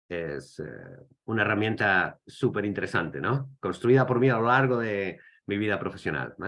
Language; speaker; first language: Spanish; native; Spanish